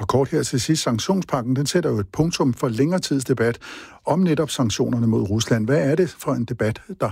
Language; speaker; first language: Danish; native; Danish